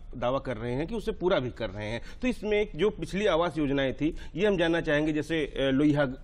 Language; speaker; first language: Hindi; native; Hindi